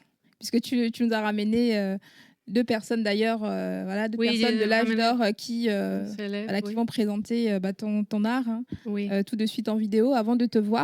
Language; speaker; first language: French; native; French